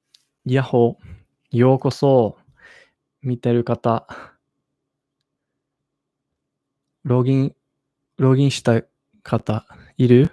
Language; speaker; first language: Japanese; non-native, learner; English